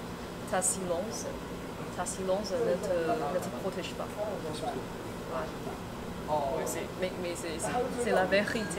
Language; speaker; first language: French; non-native, fluent; Chinese